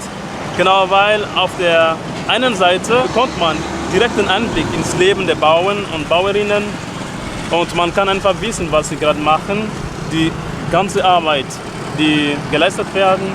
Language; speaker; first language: German; non-native, fluent; French